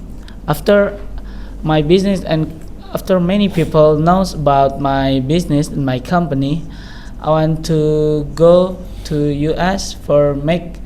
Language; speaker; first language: English; non-native, learner; Indonesian